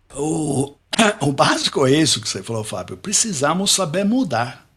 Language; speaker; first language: Portuguese; non-native, fluent; English